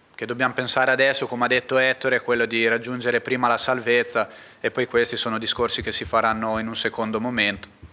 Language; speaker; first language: Italian; native; Italian